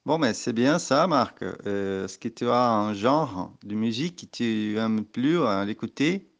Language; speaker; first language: French; non-native, learner; Portuguese